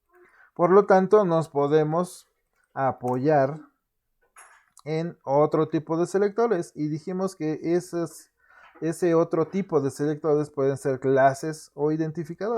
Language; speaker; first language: Spanish; native; Spanish